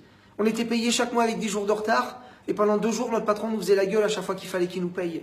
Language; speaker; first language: French; native; French